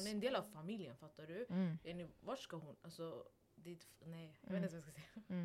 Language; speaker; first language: Swedish; non-native, local second language; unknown